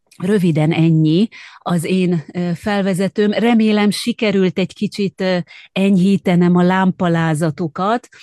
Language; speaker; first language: Hungarian; native; Hungarian